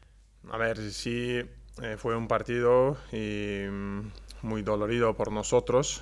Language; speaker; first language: Spanish; non-native, learner; Turkish